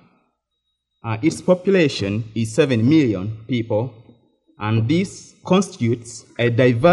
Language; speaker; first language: English; non-native, local second language; Ganda